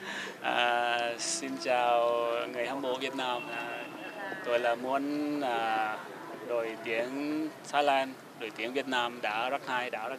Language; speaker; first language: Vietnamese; non-native, learner; Thai